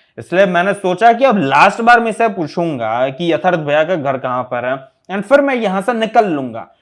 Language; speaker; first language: Hindi; non-native, local second language; Gujarati